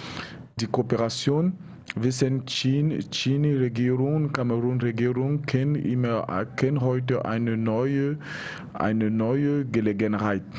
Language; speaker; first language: German; non-native, learner; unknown